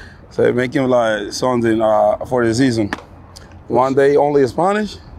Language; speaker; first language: English; non-native, learner; Spanish